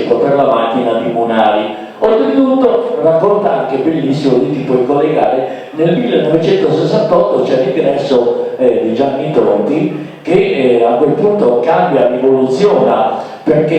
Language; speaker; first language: Italian; native; Italian